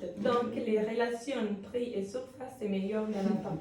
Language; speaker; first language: French; non-native, learner; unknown